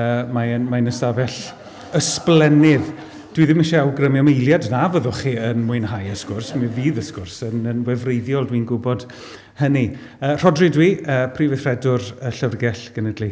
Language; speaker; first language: Welsh; native; Welsh